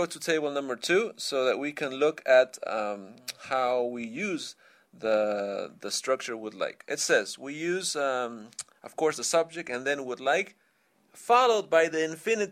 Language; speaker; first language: English; non-native, fluent; Spanish